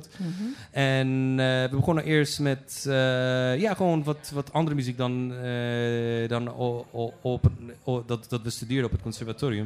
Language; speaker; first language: Dutch; non-native, fluent; Polish